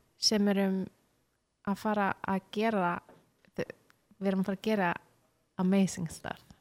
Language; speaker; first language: Icelandic; native; Icelandic